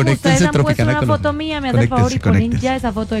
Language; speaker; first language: Spanish; native; Spanish